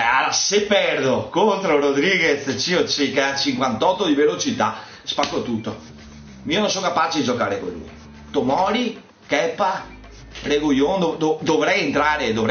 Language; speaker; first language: Italian; native; Italian